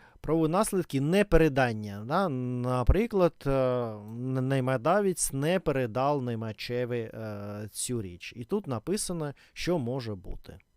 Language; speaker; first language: Ukrainian; non-native, learner; Russian